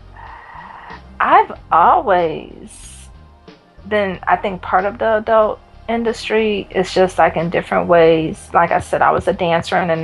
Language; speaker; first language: English; native; English